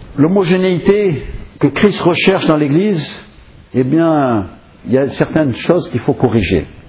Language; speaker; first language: French; non-native, fluent; English